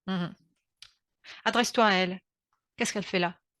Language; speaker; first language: French; native; French